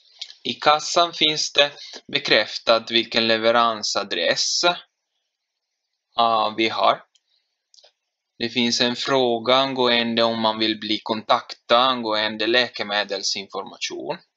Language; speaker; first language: Swedish; non-native, fluent; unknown